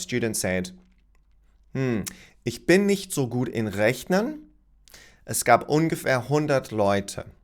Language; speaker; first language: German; non-native, fluent; English